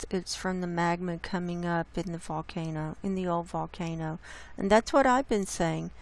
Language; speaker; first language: English; native; English